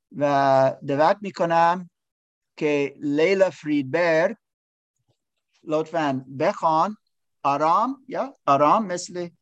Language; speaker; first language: Persian; non-native, learner; English